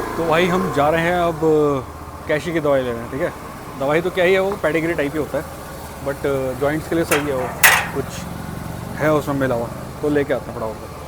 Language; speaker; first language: Hindi; native; Hindi